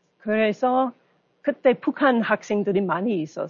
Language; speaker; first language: Korean; non-native, learner; English